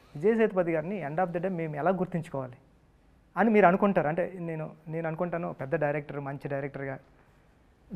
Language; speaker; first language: Telugu; native; Telugu